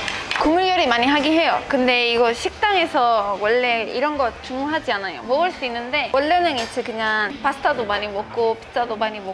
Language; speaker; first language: Korean; non-native, fluent; Spanish